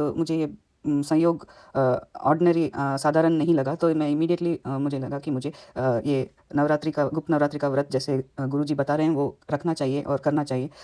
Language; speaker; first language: Hindi; non-native, local second language; Tamil